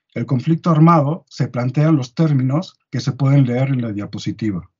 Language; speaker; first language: Spanish; native; Spanish